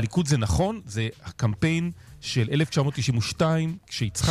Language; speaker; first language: Hebrew; native; Hebrew